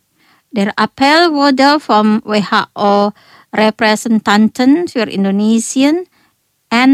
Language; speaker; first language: German; non-native, fluent; Indonesian